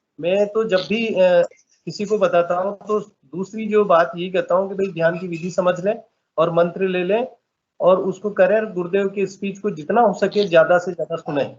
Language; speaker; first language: Hindi; native; Hindi